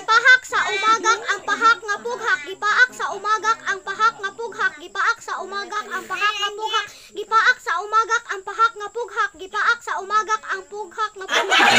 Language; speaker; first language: Cebuano; native; Cebuano